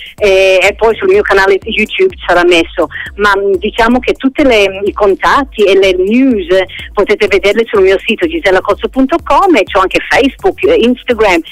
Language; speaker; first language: Italian; early bilingual, heritage; English